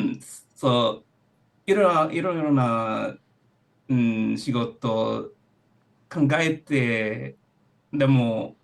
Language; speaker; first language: Japanese; non-native, learner; English